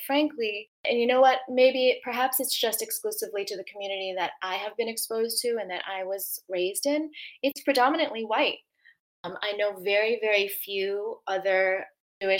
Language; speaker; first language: English; native; English